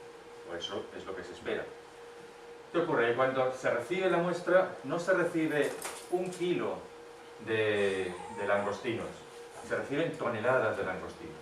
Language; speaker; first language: Spanish; native; Spanish